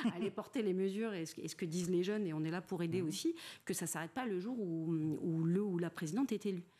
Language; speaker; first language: French; native; French